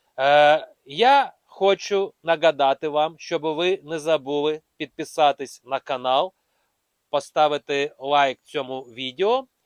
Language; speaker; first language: Ukrainian; non-native, local second language; Russian